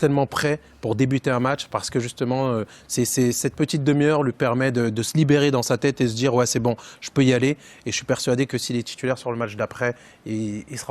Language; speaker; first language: French; native; French